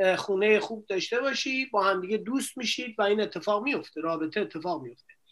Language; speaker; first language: Persian; native; Persian